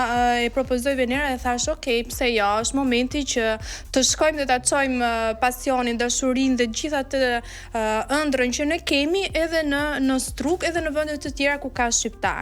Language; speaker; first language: Albanian; native; Albanian